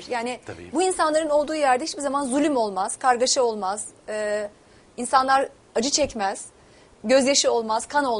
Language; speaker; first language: Turkish; native; Turkish